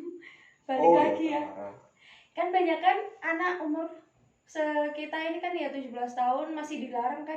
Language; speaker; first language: Indonesian; native; Indonesian